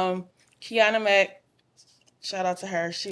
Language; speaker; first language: English; native; English